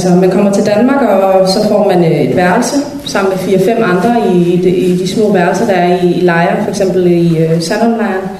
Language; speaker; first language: Danish; early bilingual, other home language; Somali